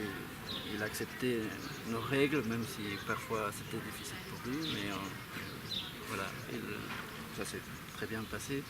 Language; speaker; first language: French; native; French